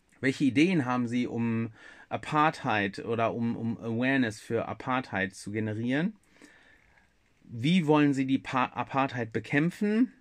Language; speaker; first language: German; native; German